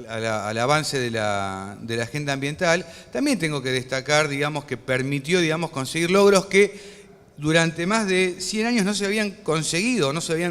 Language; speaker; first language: Spanish; native; Spanish